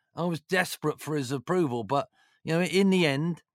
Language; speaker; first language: English; native; English